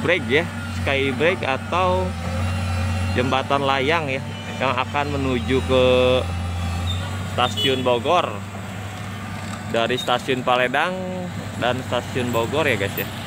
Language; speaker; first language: Indonesian; native; Indonesian